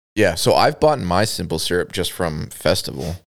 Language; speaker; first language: English; native; English